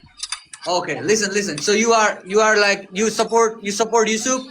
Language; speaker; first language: English; non-native, learner; Nepali